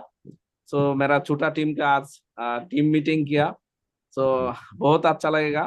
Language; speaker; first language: Hindi; non-native, learner; Bangla